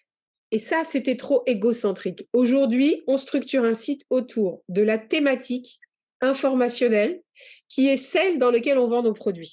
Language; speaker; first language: French; native; French